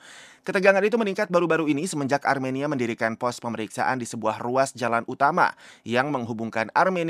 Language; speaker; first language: Indonesian; native; Indonesian